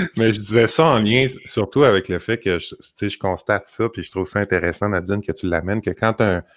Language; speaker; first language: French; native; French